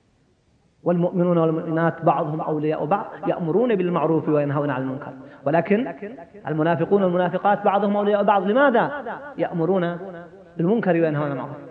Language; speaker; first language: Arabic; native; Arabic